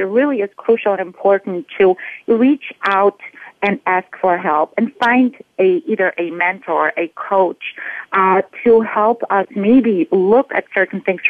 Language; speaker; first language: English; non-native, fluent; Polish